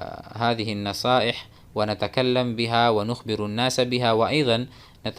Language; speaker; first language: Arabic; non-native, fluent; Urdu